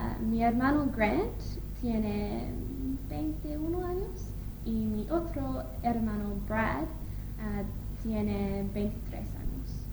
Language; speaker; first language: Spanish; non-native, learner; English